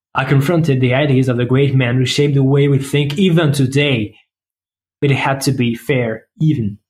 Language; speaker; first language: English; non-native, fluent; French